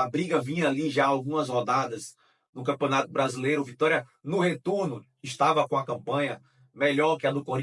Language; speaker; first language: Portuguese; native; Portuguese